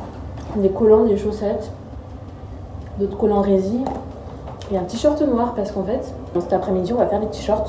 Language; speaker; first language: French; native; French